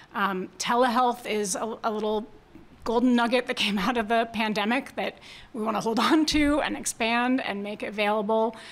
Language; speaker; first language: English; native; English